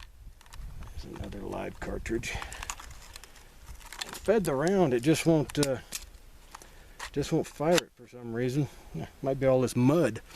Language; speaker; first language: English; native; English